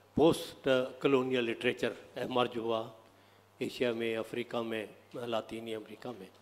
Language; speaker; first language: Urdu; non-native, local second language; Saraiki